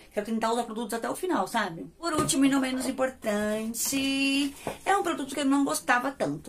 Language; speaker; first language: Portuguese; native; Portuguese